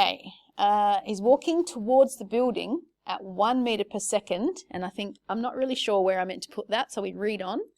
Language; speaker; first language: English; native; English